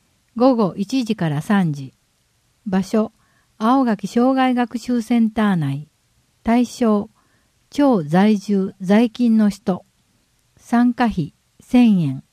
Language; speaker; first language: Japanese; native; Japanese